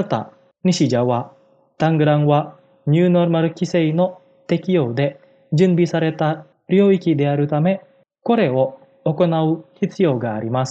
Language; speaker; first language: Japanese; non-native, fluent; Indonesian